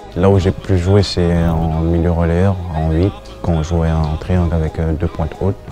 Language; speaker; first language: French; native; French